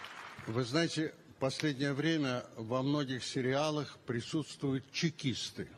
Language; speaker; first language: Russian; native; Russian